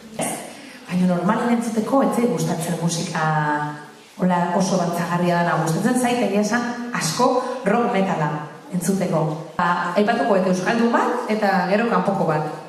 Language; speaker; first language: Basque; native; Basque